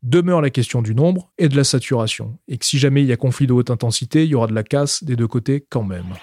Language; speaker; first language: French; native; French